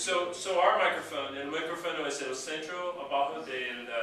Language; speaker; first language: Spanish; non-native, learner; English